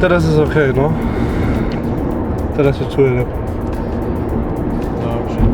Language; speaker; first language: Polish; non-native, learner; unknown